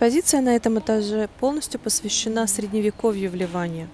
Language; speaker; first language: Russian; native; Russian